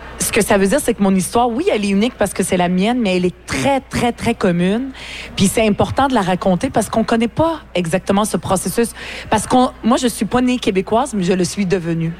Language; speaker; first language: French; early bilingual, other home language; Arabic